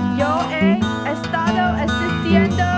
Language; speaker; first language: Spanish; non-native, learner; English